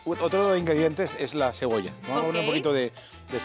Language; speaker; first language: Spanish; native; Spanish